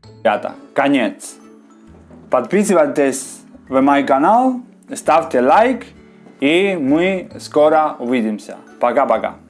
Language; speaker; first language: Russian; non-native, learner; Spanish